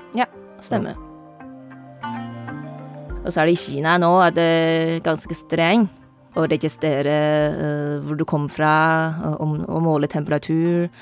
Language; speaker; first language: Norwegian; non-native, learner; Chinese